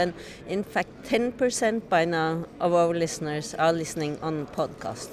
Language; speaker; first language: English; non-native, fluent; Norwegian